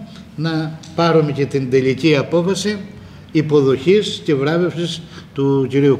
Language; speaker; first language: Greek; native; Greek